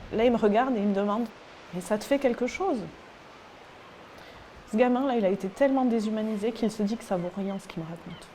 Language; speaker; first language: French; native; French